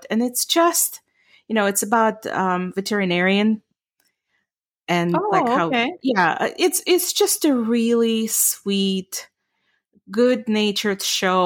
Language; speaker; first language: English; non-native, fluent; Ukrainian